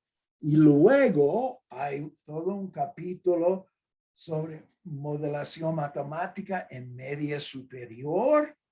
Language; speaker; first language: Spanish; non-native, fluent; English